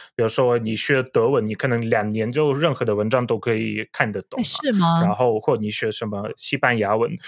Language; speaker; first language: Chinese; non-native, fluent; Polish